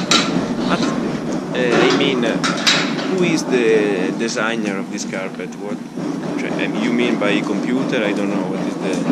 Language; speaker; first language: English; non-native, learner; Italian